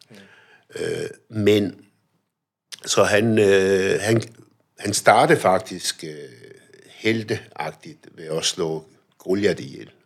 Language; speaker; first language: Danish; early bilingual, other home language; Arabic